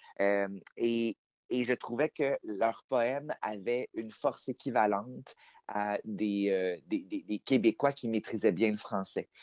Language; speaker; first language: French; native; French